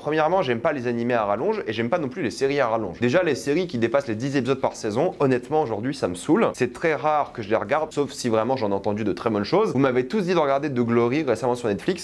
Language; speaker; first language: French; native; French